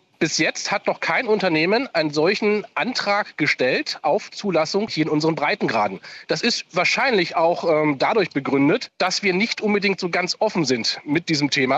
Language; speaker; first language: German; native; German